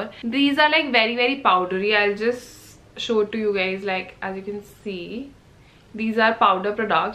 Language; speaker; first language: English; non-native, local second language; Hindi